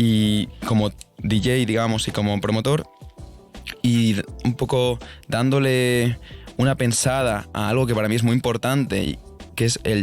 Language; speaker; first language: Spanish; native; Spanish